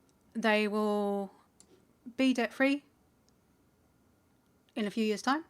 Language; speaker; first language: English; native; English